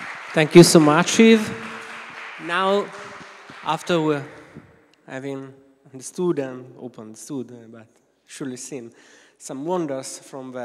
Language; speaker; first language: English; non-native, fluent; Italian